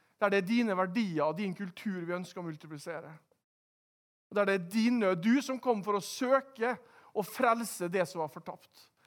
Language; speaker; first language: Norwegian; native; Norwegian